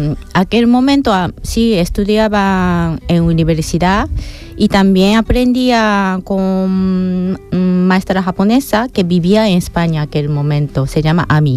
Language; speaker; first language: Spanish; non-native, fluent; Japanese